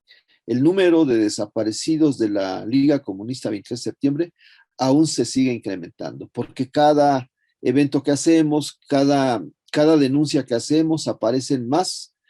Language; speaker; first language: Spanish; native; Spanish